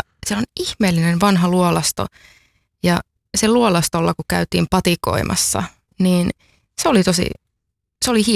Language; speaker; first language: Finnish; native; Finnish